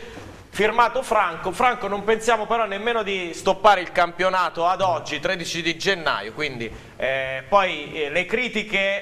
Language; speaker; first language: Italian; native; Italian